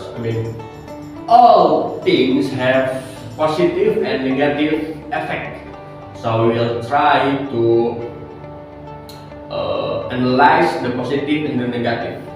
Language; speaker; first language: English; non-native, learner; Indonesian